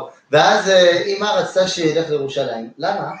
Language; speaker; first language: Hebrew; non-native, fluent; French